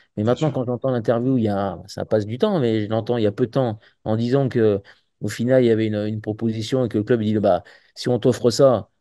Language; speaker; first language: French; native; French